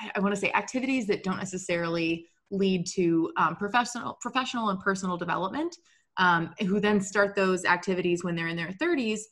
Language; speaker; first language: English; native; English